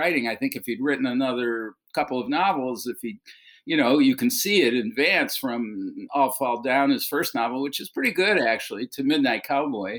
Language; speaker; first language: English; native; English